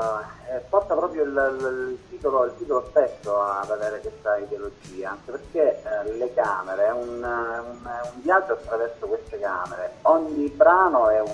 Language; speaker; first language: Italian; native; Italian